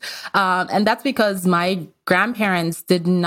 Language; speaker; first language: English; non-native, local second language; Yoruba